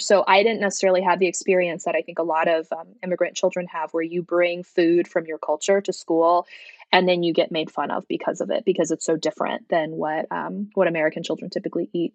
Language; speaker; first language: English; early bilingual, other home language; Chinese